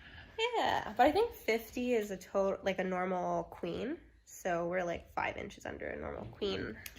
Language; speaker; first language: English; native; English